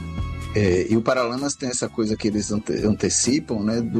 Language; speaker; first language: Portuguese; native; Portuguese